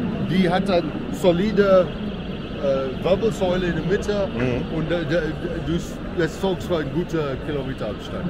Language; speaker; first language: German; non-native, learner; English